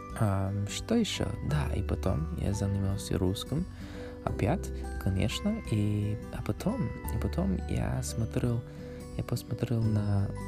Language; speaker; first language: Russian; non-native, learner; English